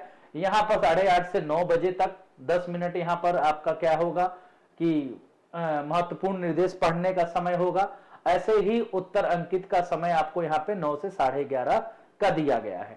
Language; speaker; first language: Hindi; native; Hindi